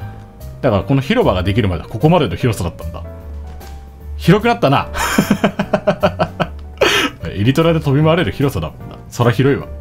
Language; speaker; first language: Japanese; native; Japanese